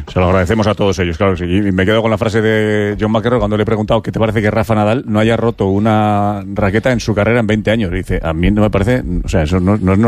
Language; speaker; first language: Spanish; native; Spanish